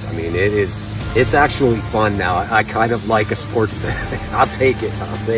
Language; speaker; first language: English; native; English